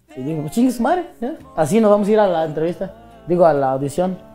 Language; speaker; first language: Spanish; native; Spanish